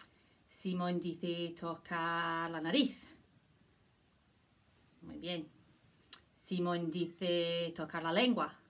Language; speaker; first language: Spanish; non-native, learner; English